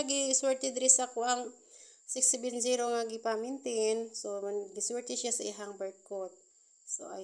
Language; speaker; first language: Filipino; non-native, local second language; Cebuano